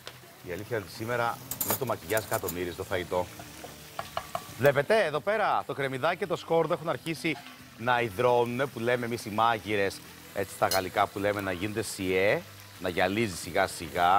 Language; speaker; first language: Greek; native; Greek